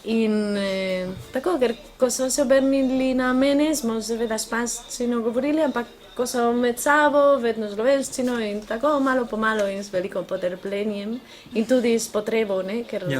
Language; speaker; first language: Slovenian; non-native, fluent; Spanish